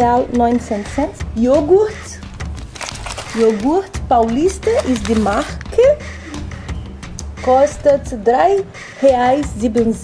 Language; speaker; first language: German; non-native, learner; Portuguese